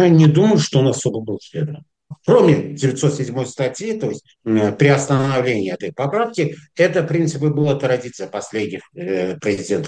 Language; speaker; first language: Russian; non-native, fluent; Azerbaijani